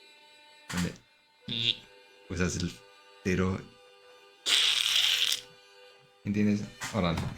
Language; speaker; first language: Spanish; non-native, learner; English